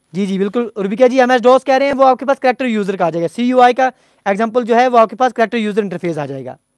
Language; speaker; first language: Hindi; non-native, local second language; Punjabi